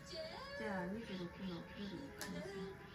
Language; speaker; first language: Japanese; native; Japanese